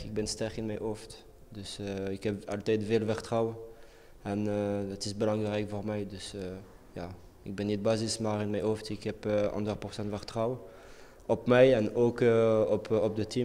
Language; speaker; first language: Dutch; non-native, learner; French